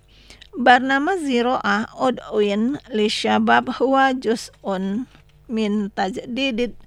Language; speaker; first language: Arabic; non-native, learner; Indonesian